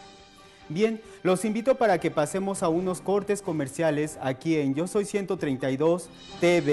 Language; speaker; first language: Spanish; native; Spanish